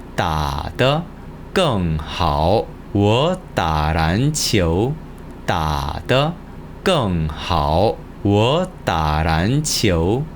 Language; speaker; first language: Chinese; non-native, fluent; Korean